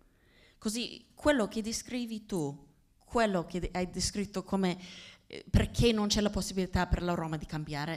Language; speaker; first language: Italian; non-native, fluent; English